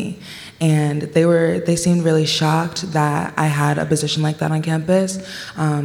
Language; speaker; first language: English; native; English